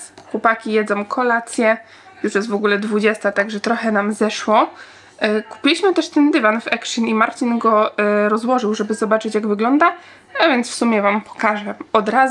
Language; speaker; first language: Polish; native; Polish